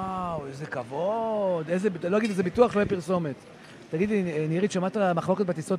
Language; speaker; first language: Hebrew; native; Hebrew